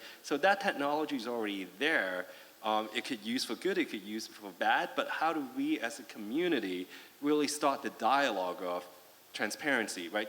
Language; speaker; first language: English; non-native, fluent; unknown